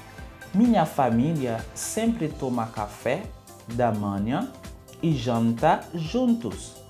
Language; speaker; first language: Portuguese; non-native, learner; Haitian Creole